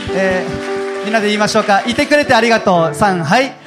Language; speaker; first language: Japanese; non-native, fluent; Hebrew